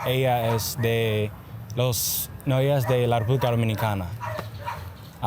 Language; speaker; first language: Spanish; non-native, learner; English